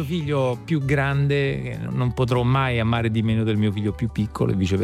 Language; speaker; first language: Italian; native; Italian